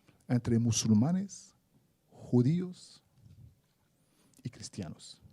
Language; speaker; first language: Spanish; non-native, fluent; Arabic